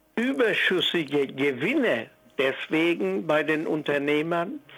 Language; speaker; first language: German; non-native, fluent; Persian